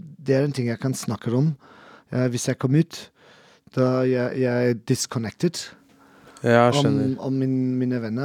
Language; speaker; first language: Norwegian; non-native, learner; German